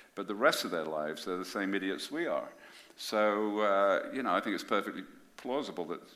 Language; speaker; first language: English; native; English